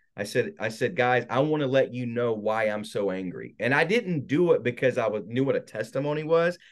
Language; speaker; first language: English; native; English